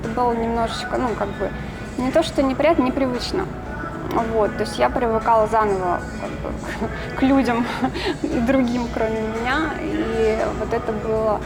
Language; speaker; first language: Russian; native; Russian